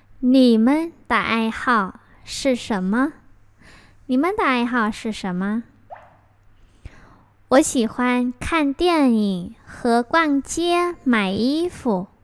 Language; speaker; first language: Chinese; non-native, fluent; Vietnamese